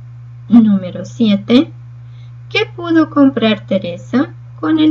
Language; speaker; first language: Spanish; non-native, fluent; Portuguese